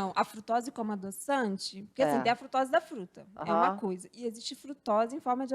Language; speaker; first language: Portuguese; native; Portuguese